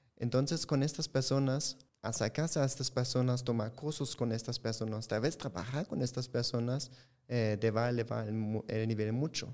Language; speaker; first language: Spanish; non-native, fluent; German